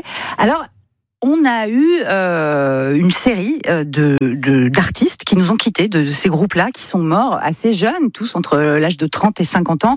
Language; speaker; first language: French; native; French